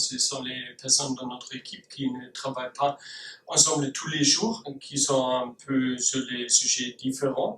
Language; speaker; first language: French; non-native, learner; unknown